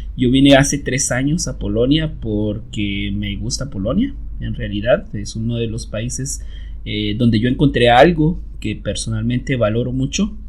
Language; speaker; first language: Spanish; native; Spanish